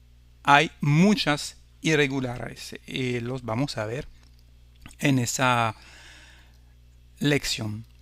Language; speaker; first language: Spanish; non-native, fluent; French